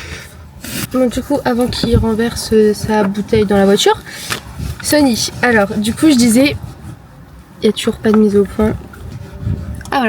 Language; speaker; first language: French; native; French